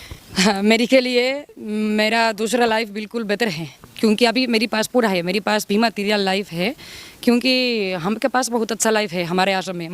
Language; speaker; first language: Hindi; non-native, learner; Spanish